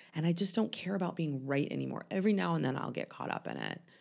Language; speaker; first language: English; native; English